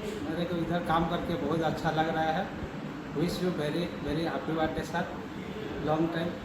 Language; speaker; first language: Hindi; non-native, local second language; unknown